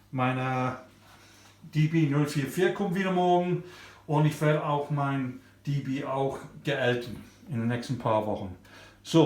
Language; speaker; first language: German; non-native, learner; English